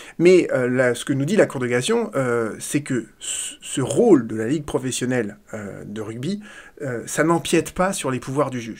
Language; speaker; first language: French; native; French